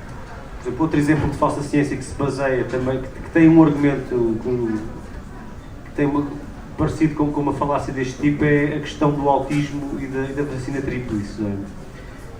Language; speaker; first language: Portuguese; native; Portuguese